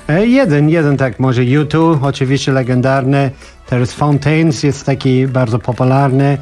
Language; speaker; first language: Polish; non-native, learner; English